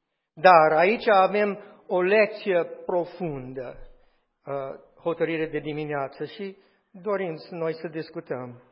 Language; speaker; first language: Romanian; non-native, fluent; English